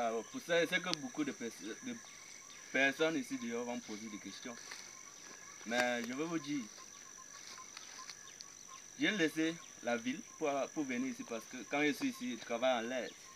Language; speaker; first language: French; non-native, local second language; English